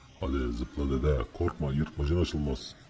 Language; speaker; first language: Turkish; native; Turkish